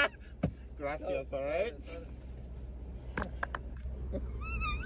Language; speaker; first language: Spanish; non-native, learner; English